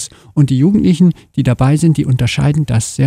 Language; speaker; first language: German; native; German